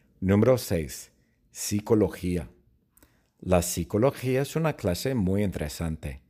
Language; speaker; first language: Spanish; non-native, fluent; English